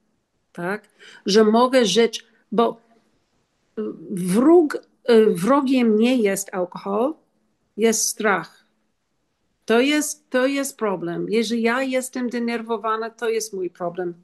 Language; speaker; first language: Polish; non-native, learner; English